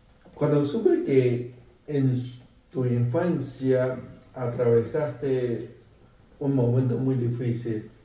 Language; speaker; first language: Spanish; non-native, fluent; Chinese